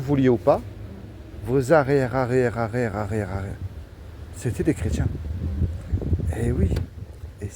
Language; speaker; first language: French; native; French